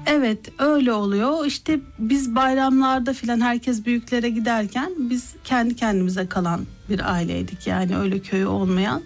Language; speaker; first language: Turkish; native; Turkish